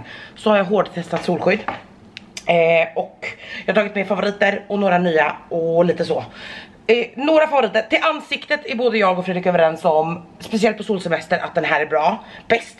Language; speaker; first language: Swedish; native; Swedish